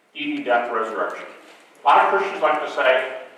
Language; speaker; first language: English; native; English